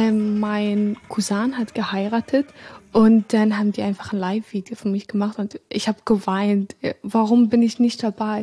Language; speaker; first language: German; non-native, fluent; Arabic